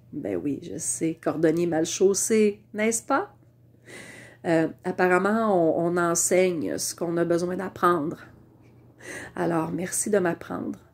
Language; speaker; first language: French; native; French